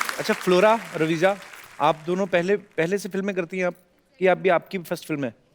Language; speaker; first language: Hindi; non-native, local second language; Punjabi